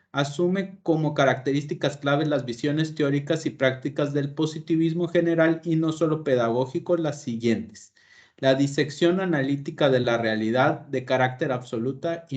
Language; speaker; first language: Spanish; native; Spanish